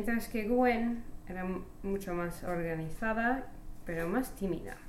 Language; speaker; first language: Spanish; non-native, learner; English